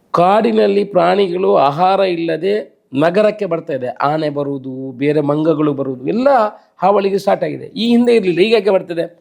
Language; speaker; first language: Kannada; non-native, local second language; Tulu